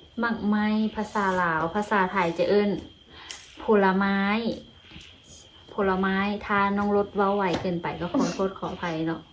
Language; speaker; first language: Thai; non-native, learner; Lao